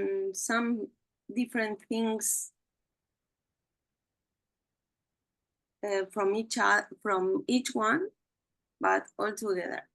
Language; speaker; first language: English; non-native, learner; Spanish